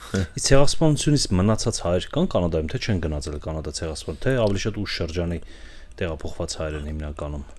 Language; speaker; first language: Armenian; native; Armenian